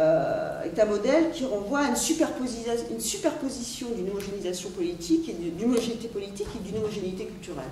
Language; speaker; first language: French; native; French